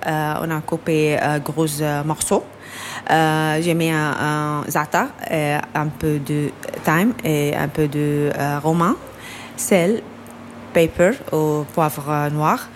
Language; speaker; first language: French; non-native, learner; Arabic